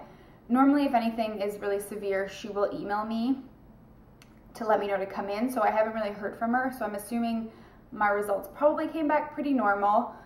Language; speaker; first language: English; native; English